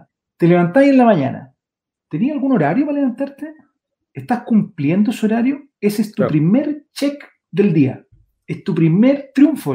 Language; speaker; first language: Spanish; native; Spanish